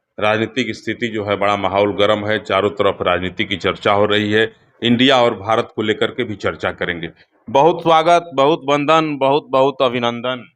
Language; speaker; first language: Hindi; native; Hindi